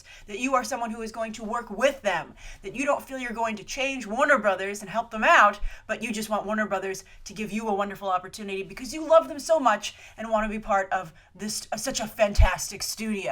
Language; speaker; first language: English; native; English